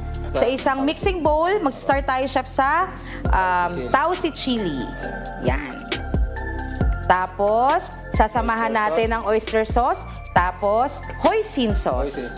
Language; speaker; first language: Filipino; native; Filipino